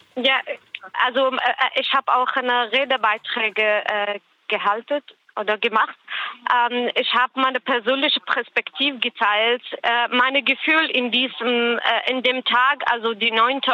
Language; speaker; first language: German; non-native, learner; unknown